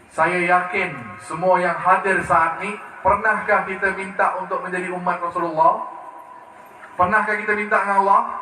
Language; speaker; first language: Malay; early bilingual, other home language; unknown